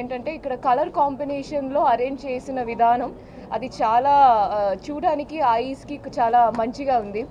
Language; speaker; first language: Telugu; non-native, fluent; Hindi